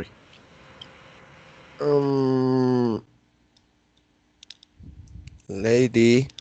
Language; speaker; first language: English; non-native, learner; Spanish